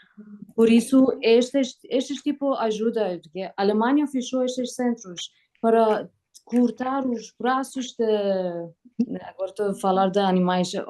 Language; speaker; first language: Portuguese; non-native, learner; Persian